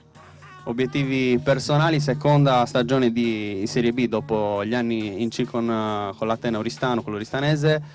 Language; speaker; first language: Italian; native; Italian